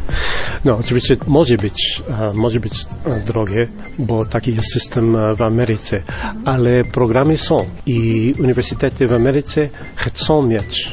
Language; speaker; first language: Polish; non-native, fluent; English